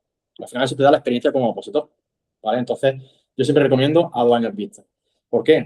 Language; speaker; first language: Spanish; native; Spanish